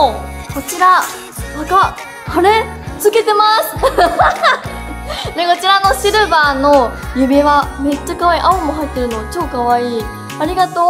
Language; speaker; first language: Japanese; native; Japanese